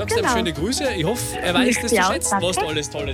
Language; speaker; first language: German; native; German